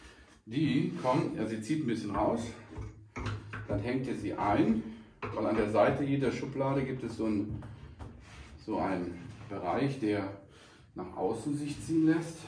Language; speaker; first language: German; native; German